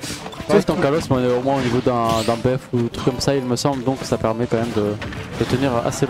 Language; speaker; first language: French; native; French